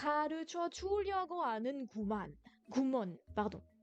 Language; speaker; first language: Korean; non-native, fluent; French